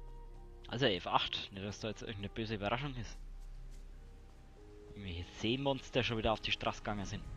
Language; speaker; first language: German; native; German